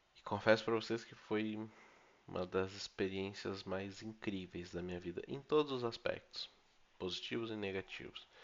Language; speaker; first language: Portuguese; native; Portuguese